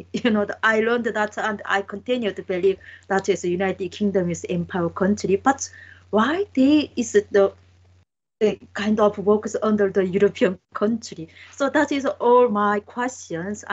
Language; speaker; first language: English; non-native, learner; Korean